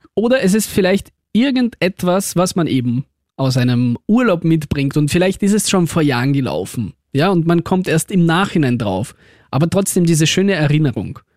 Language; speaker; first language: German; early bilingual, other home language; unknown